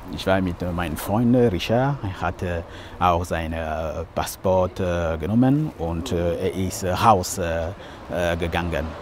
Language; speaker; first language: German; non-native, learner; French